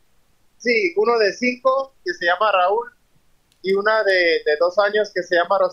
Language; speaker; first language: Spanish; early bilingual, heritage; Spanish